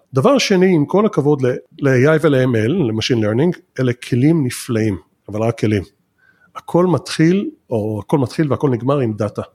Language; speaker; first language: Hebrew; native; Hebrew